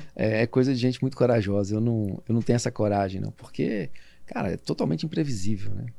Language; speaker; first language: Portuguese; native; Portuguese